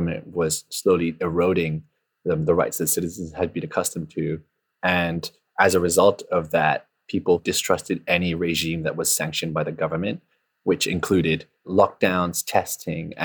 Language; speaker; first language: English; non-native, local second language; Cantonese